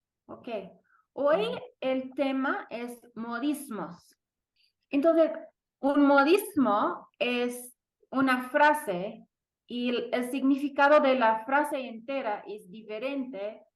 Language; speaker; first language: Spanish; non-native, fluent; English